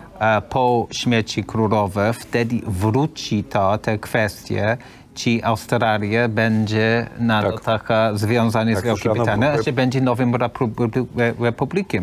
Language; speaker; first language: Polish; non-native, learner; English